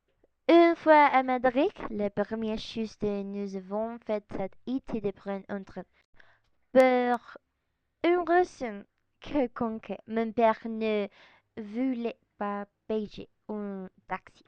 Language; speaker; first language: French; non-native, learner; Spanish